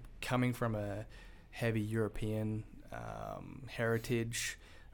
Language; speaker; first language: English; native; English